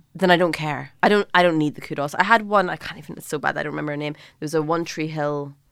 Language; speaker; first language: English; native; English